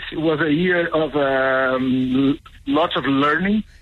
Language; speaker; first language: English; non-native, fluent; Portuguese